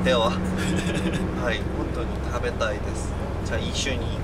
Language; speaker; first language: Japanese; non-native, learner; Korean